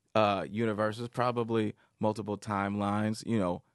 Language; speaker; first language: English; native; English